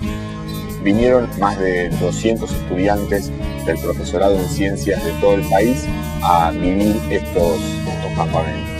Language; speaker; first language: Spanish; native; Spanish